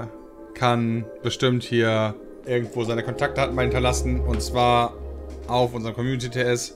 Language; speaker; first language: German; native; German